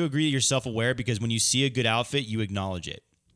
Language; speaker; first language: English; native; English